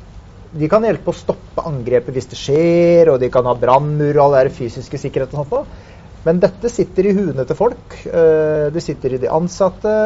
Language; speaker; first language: Norwegian; native; Norwegian